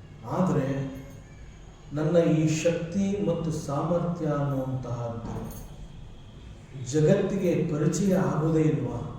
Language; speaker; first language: Kannada; native; Kannada